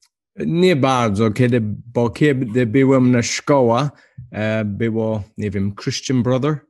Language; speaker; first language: Polish; non-native, learner; English